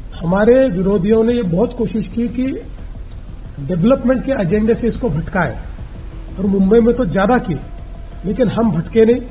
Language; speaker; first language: Hindi; non-native, local second language; Marathi